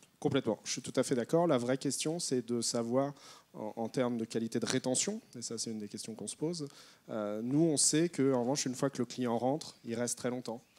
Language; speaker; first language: French; native; French